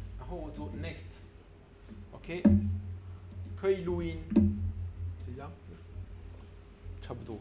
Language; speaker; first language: Chinese; non-native, learner; French